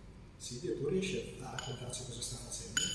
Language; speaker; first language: Italian; native; Italian